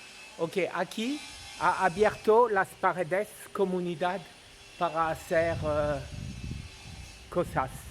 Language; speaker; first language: Spanish; non-native, learner; French